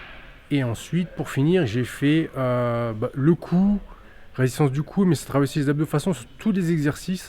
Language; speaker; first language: French; native; French